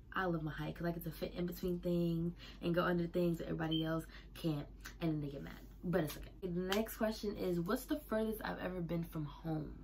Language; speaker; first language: English; native; English